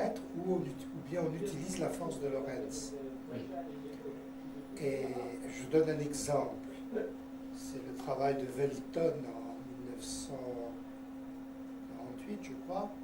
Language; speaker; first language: French; native; French